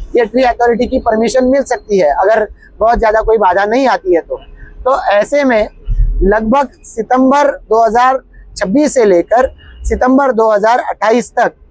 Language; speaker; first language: Hindi; non-native, local second language; Marathi